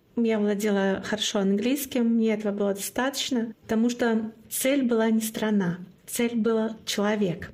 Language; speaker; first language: Russian; non-native, local second language; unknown